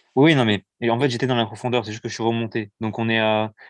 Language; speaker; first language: French; native; French